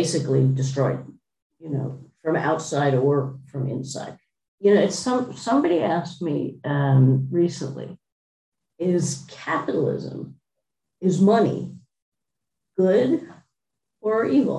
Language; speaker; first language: English; native; English